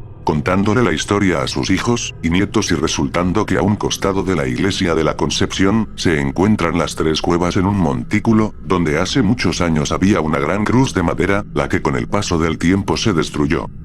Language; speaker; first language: Spanish; native; Spanish